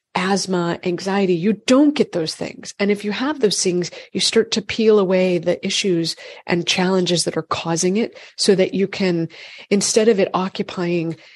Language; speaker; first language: English; native; English